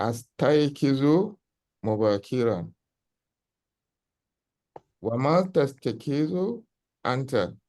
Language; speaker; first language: Arabic; non-native, learner; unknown